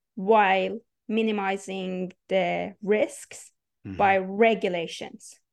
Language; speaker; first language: English; non-native, fluent; Persian